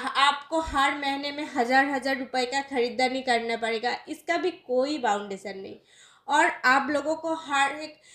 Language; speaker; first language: Hindi; non-native, local second language; Bangla